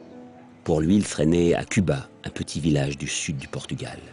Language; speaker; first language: French; native; French